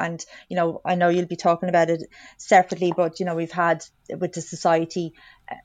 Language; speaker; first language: English; native; English